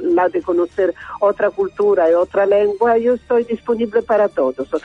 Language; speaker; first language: Spanish; non-native, learner; Italian